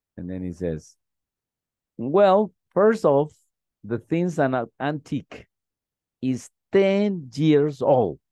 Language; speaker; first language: English; non-native, fluent; Spanish